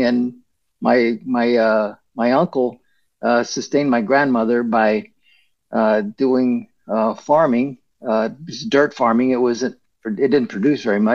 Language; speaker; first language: English; early bilingual, other home language; Spanish